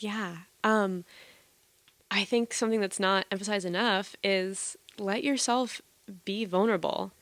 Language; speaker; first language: English; native; English